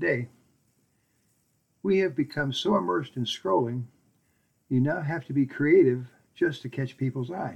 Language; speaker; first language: English; native; English